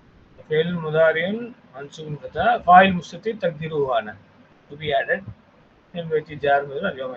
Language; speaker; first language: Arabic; non-native, fluent; Tamil